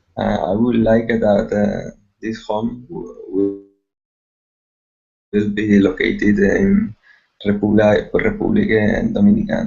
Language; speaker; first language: English; non-native, learner; Spanish